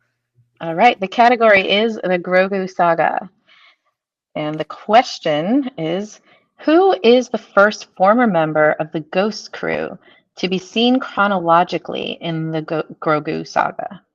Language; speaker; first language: English; native; English